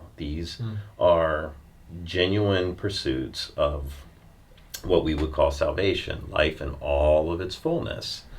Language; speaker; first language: English; native; English